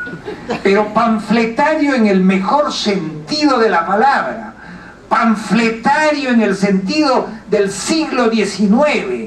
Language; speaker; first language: Spanish; native; Spanish